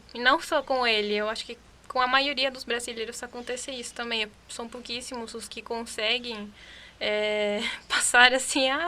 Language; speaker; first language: Portuguese; non-native, fluent; Spanish